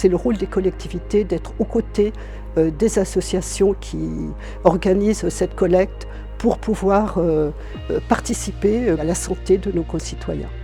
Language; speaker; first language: French; native; French